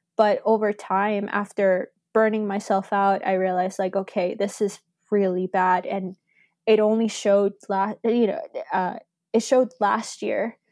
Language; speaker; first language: English; early bilingual, other home language; Spanish